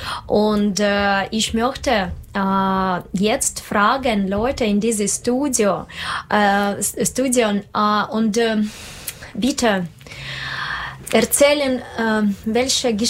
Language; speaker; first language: German; non-native, learner; Russian